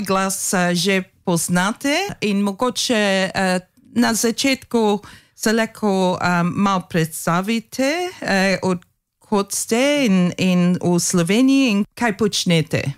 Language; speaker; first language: Slovenian; early bilingual, heritage; Slovenian